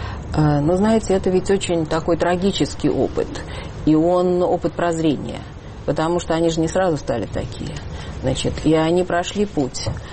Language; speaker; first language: Russian; native; Russian